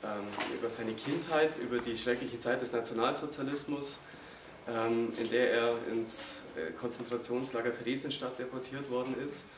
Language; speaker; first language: German; native; German